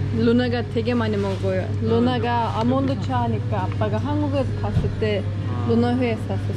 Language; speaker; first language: Korean; non-native, learner; Turkish